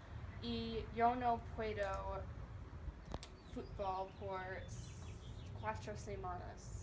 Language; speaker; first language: Spanish; non-native, learner; English